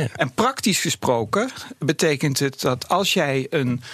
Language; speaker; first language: Dutch; native; Dutch